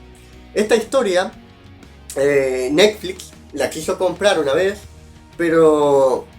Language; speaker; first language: Spanish; native; Spanish